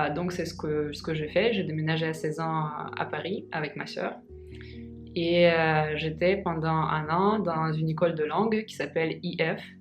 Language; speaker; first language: French; non-native, fluent; Russian